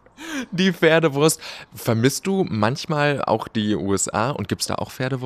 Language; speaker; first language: German; native; German